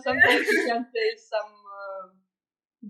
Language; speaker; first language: English; non-native, learner; Russian